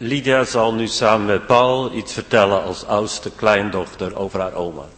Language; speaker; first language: Dutch; native; Dutch